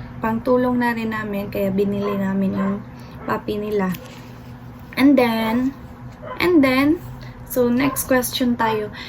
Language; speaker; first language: Filipino; non-native, local second language; Cebuano